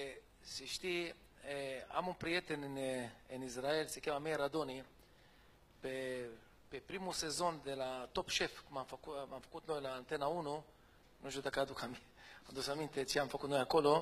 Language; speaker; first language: Romanian; non-native, fluent; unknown